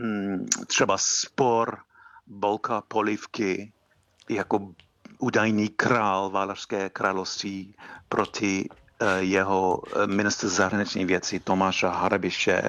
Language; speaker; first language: Czech; non-native, fluent; English